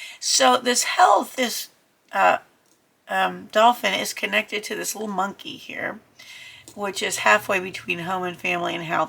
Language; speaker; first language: English; native; English